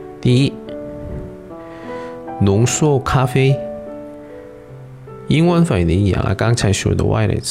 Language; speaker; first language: Chinese; non-native, learner; Korean